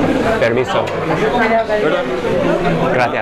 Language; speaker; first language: Spanish; non-native, fluent; English